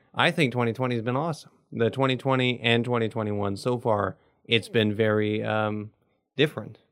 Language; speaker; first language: English; native; English